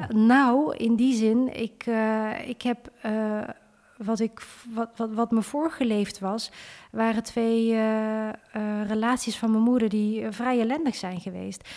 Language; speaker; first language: Dutch; early bilingual, other home language; Vietnamese